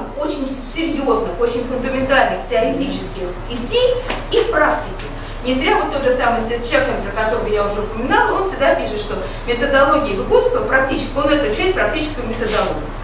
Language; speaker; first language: Russian; native; Russian